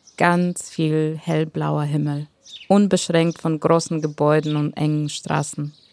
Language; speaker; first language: German; non-native, fluent; Bulgarian